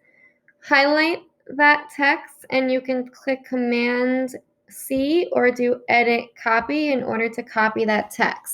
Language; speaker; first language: English; native; English